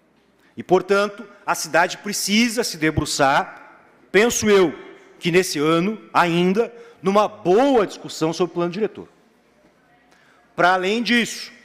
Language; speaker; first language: Portuguese; native; Portuguese